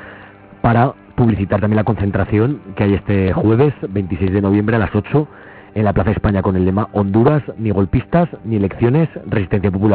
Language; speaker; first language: Spanish; native; Spanish